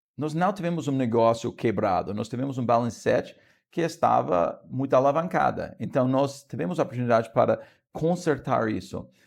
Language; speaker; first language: Portuguese; non-native, fluent; English